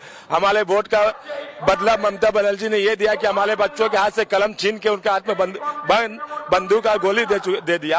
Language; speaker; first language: Hindi; native; Hindi